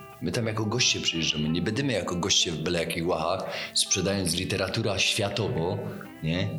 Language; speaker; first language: Polish; native; Polish